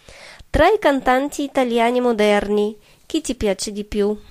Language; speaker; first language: Italian; non-native, fluent; Russian